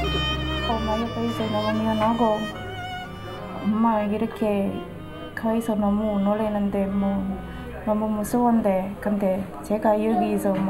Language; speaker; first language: Korean; non-native, learner; Javanese